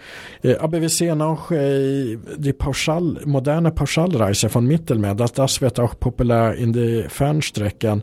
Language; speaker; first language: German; non-native, fluent; Swedish